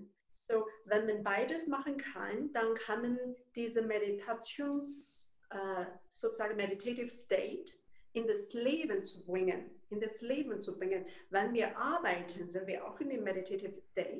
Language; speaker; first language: German; non-native, learner; Chinese